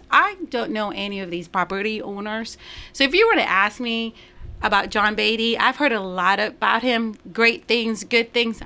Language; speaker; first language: English; non-native, fluent; Spanish